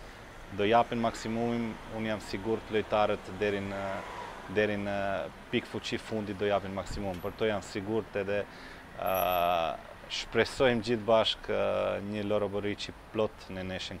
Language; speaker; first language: Albanian; non-native, fluent; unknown